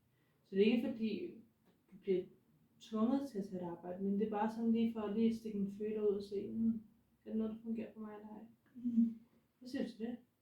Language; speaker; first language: Danish; native; Danish